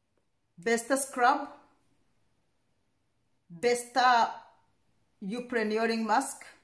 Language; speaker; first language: Swedish; non-native, learner; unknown